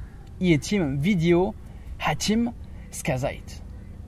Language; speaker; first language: Russian; non-native, learner; French